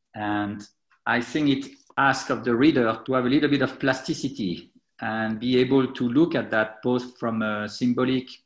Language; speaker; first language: English; non-native, fluent; French